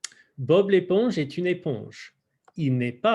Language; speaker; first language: French; non-native, fluent; English